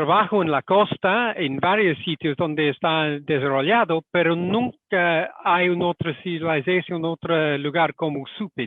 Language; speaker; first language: Spanish; non-native, fluent; English